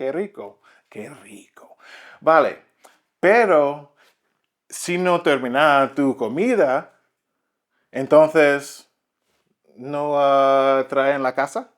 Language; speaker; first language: Spanish; non-native, learner; English